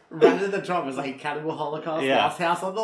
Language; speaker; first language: English; native; English